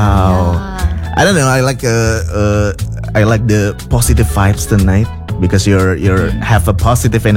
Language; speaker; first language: English; non-native, fluent; Indonesian